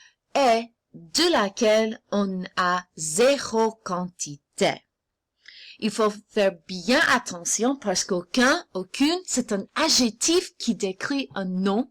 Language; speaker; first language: French; non-native, fluent; English